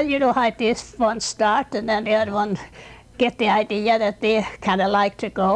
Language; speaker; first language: English; non-native, fluent; Swedish